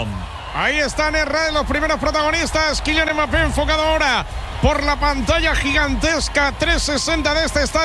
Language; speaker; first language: Spanish; native; Spanish